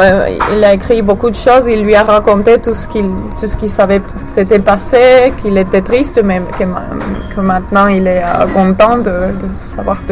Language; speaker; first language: French; non-native, learner; English